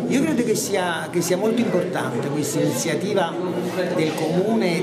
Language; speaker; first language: Italian; native; Italian